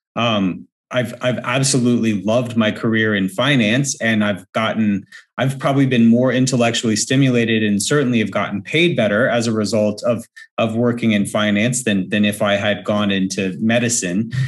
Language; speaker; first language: English; native; English